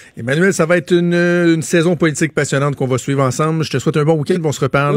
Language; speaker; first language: French; native; French